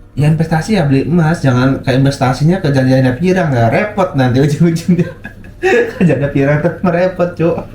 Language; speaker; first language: Indonesian; non-native, local second language; Sundanese